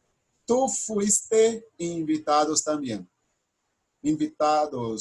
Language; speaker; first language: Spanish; non-native, fluent; Portuguese